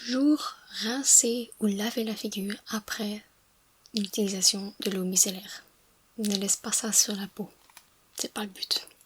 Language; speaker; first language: French; non-native, fluent; English